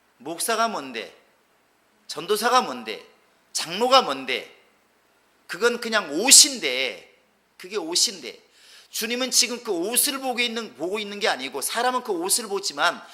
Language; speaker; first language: Korean; native; Korean